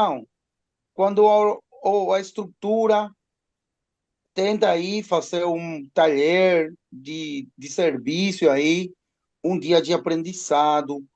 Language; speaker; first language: Portuguese; non-native, learner; Spanish